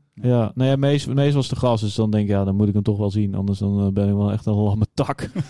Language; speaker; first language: Dutch; native; Dutch